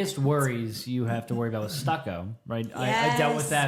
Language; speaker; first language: English; native; English